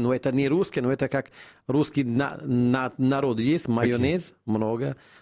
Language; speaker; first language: Russian; non-native, fluent; Italian